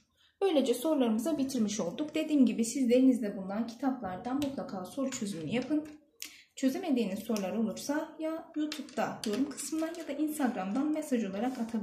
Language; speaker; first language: Turkish; native; Turkish